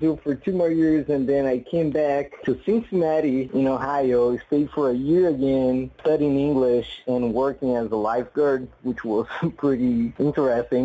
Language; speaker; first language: English; non-native, fluent; Portuguese